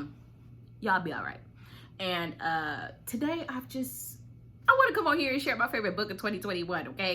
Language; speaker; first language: English; native; English